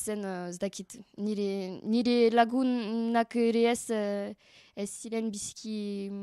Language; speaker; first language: Basque; non-native, learner; French